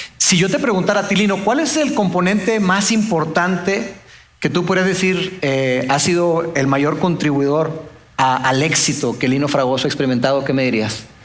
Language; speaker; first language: Spanish; native; Spanish